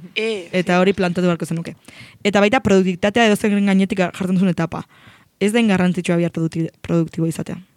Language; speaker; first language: Basque; non-native, local second language; Spanish